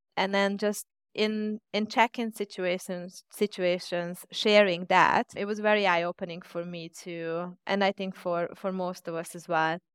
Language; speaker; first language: English; non-native, fluent; Hungarian